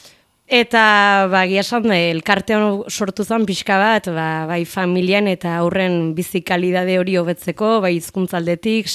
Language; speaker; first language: Basque; native; Basque